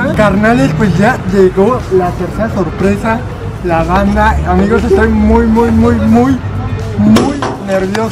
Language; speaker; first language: Spanish; native; Spanish